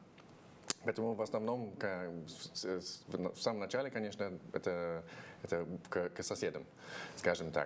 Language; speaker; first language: Russian; non-native, fluent; English